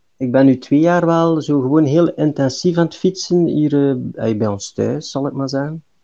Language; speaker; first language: Dutch; native; Dutch